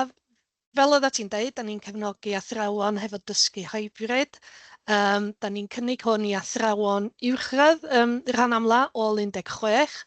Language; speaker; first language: Welsh; native; Welsh